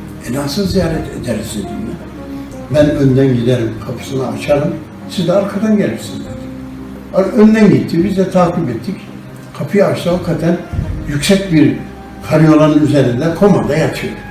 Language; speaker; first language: Turkish; non-native, local second language; Arabic